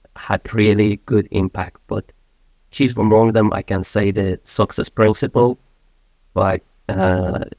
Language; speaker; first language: English; non-native, fluent; Persian